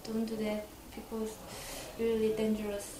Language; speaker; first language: English; non-native, learner; Korean